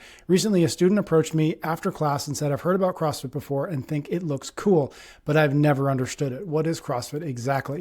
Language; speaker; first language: English; native; English